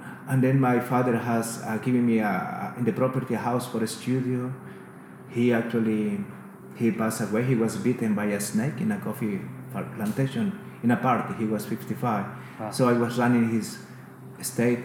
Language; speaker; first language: English; non-native, fluent; Spanish